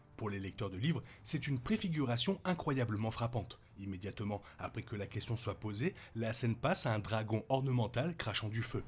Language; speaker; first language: French; native; French